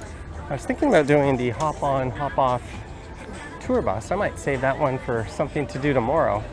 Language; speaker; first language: English; native; English